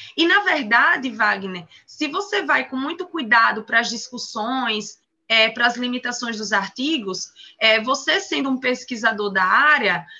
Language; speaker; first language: Portuguese; native; Portuguese